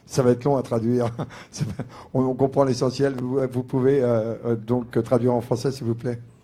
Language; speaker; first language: French; native; French